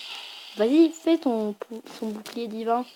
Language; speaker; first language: French; native; French